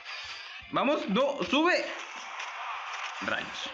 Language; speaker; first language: Spanish; native; Spanish